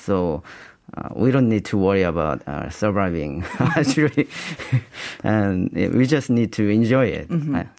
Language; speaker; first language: English; non-native, learner; Korean